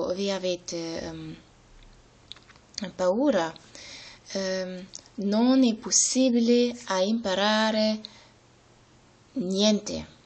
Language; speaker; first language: Italian; non-native, learner; German